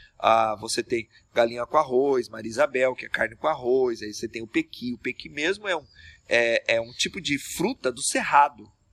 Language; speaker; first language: Portuguese; native; Portuguese